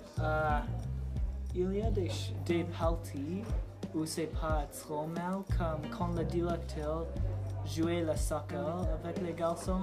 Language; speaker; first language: French; non-native, learner; English